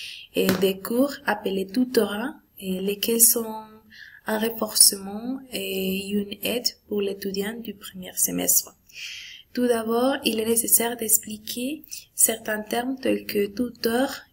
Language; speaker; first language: French; non-native, learner; Spanish